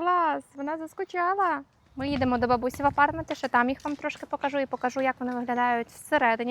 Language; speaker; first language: Ukrainian; native; Ukrainian